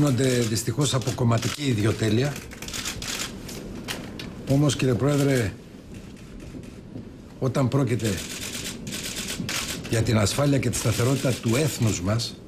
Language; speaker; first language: Greek; native; Greek